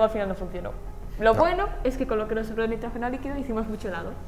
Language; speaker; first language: Spanish; native; Spanish